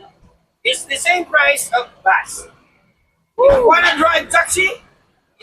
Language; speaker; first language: English; non-native, learner; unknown